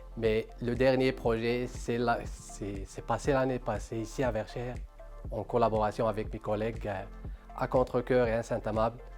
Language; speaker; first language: French; non-native, local second language; Arabic